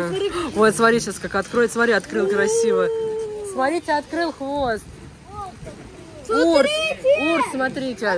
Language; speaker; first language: Russian; native; Russian